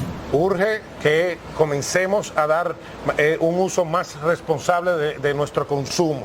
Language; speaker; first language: Spanish; native; Spanish